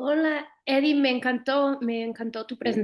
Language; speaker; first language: Spanish; non-native, fluent; English